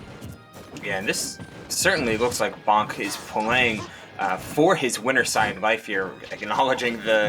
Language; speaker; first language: English; native; English